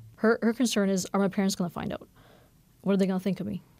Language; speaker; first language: English; non-native, fluent; Norwegian